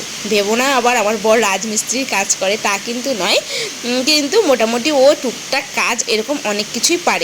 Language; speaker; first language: Bangla; native; Bangla